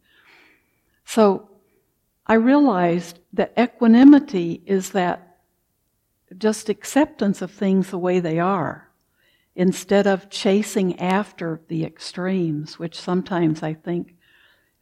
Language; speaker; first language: English; native; English